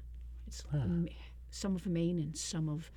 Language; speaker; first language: English; native; English